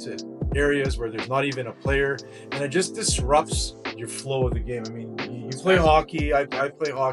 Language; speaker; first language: English; native; English